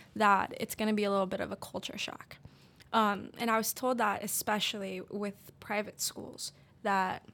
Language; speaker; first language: English; native; English